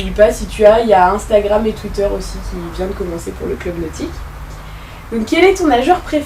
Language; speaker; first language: French; native; French